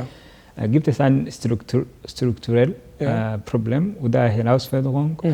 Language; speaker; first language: German; non-native, learner; Kinyarwanda